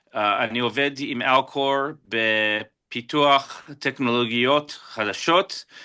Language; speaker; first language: Hebrew; early bilingual, heritage; Hebrew